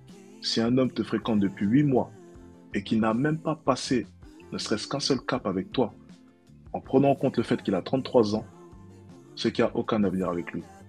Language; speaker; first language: French; native; French